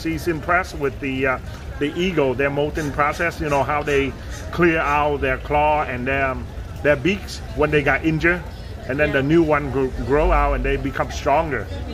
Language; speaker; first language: English; non-native, fluent; Vietnamese